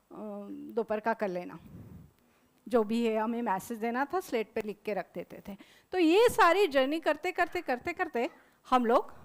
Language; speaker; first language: Hindi; non-native, local second language; Marathi